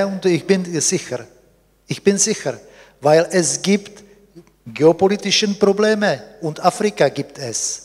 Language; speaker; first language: German; non-native, fluent; Czech